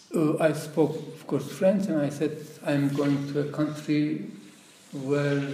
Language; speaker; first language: English; non-native, fluent; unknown